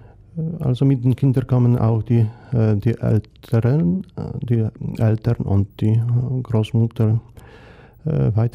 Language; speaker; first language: German; non-native, fluent; Polish